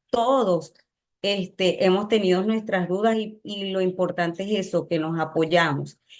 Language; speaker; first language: Spanish; native; Spanish